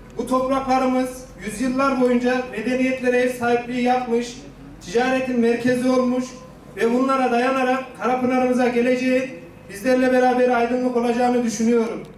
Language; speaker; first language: Turkish; native; Turkish